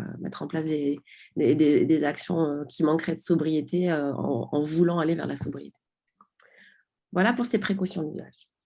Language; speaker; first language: French; native; French